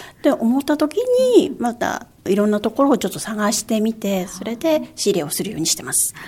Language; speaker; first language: Japanese; native; Japanese